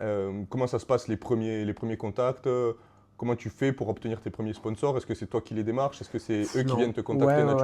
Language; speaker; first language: French; native; French